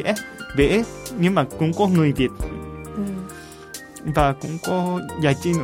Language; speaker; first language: Vietnamese; non-native, fluent; Japanese